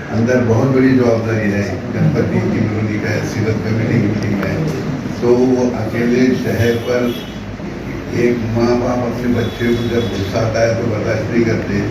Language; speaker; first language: Hindi; non-native, local second language; Urdu